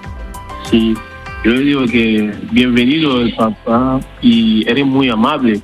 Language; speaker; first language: Spanish; non-native, learner; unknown